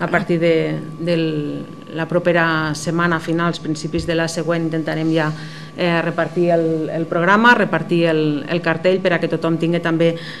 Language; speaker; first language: Catalan; native; Catalan